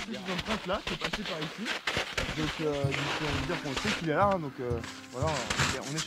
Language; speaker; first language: French; native; French